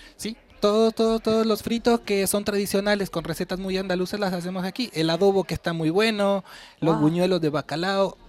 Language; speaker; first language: Spanish; native; Spanish